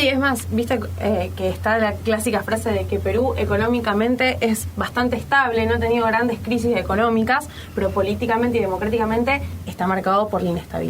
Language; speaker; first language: Spanish; native; Spanish